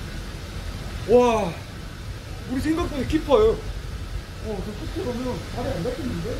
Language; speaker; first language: Korean; native; Korean